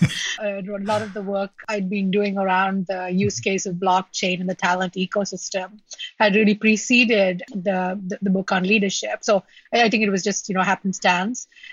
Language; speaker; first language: English; non-native, local second language; Malayalam